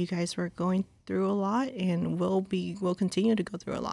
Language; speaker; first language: English; early bilingual, other home language; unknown